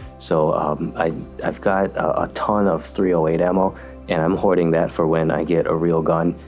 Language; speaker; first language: English; native; English